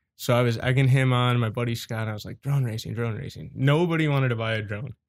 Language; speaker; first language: English; native; English